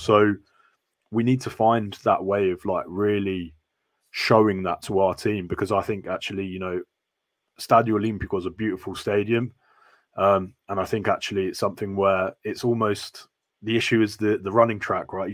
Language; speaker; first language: English; native; English